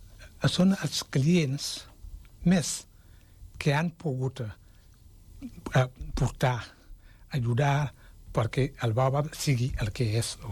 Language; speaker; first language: Catalan; non-native, fluent; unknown